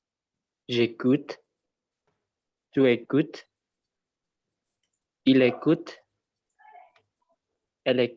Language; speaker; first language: French; non-native, learner; Indonesian